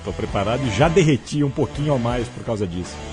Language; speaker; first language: Portuguese; native; Portuguese